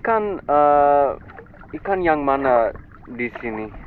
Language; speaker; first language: Indonesian; non-native, learner; English